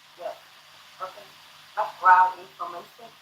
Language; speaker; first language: English; non-native, learner; Thai